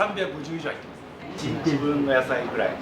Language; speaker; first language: Japanese; native; Japanese